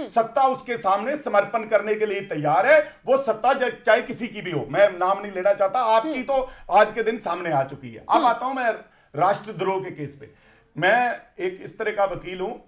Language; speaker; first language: Hindi; native; Hindi